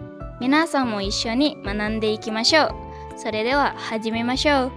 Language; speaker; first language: Japanese; non-native, learner; Indonesian